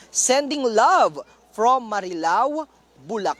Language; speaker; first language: English; non-native, local second language; Filipino